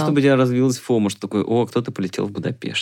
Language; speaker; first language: Russian; native; Russian